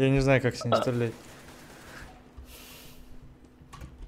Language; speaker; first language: Russian; native; Russian